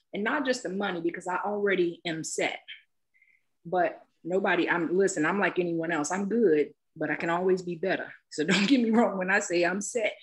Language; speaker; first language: English; native; English